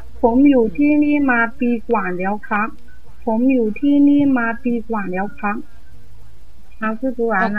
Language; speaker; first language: Thai; non-native, learner; Chinese